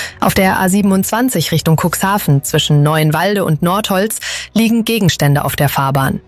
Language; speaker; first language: German; native; German